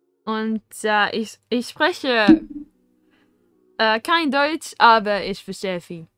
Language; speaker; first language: German; non-native, learner; Norwegian